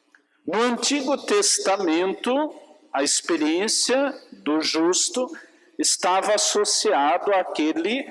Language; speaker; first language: Portuguese; native; Portuguese